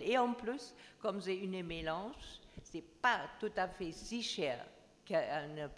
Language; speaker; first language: French; non-native, learner; German